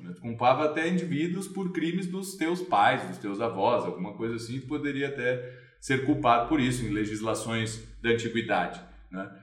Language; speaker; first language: Portuguese; native; Portuguese